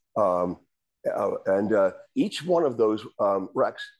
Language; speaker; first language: English; native; English